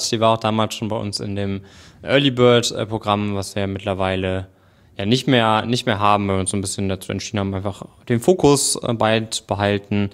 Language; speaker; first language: German; native; German